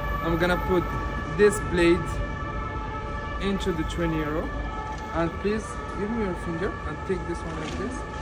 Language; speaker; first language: English; non-native, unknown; Arabic